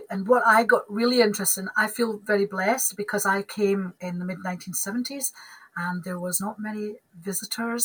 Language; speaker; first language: English; native; English